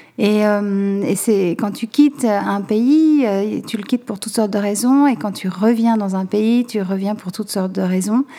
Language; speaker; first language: French; native; French